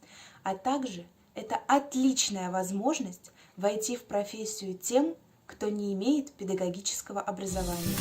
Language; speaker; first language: Russian; native; Russian